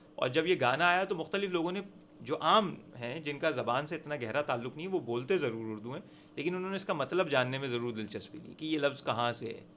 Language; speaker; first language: Urdu; native; Urdu